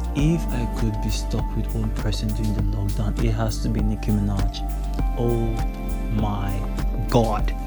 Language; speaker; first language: English; non-native, local second language; Yoruba